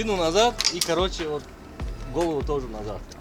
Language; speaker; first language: Russian; non-native, local second language; Kyrgyz